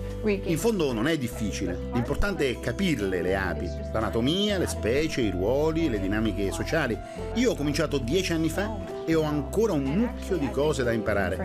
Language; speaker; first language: Italian; native; Italian